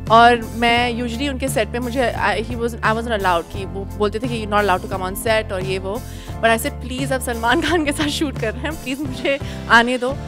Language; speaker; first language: Hindi; native; Hindi